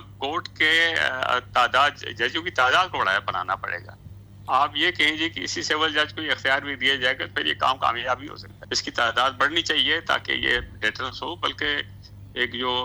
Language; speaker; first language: Urdu; non-native, local second language; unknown